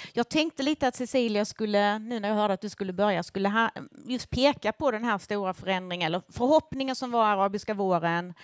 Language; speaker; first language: Swedish; native; Swedish